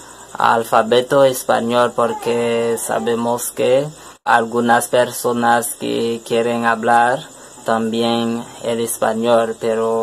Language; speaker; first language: Spanish; non-native, learner; French